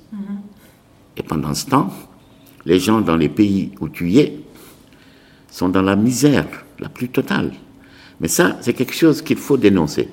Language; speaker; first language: French; non-native, local second language; Arabic